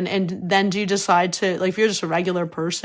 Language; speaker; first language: English; native; English